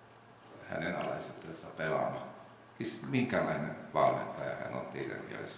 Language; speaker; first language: Finnish; non-native, fluent; Romanian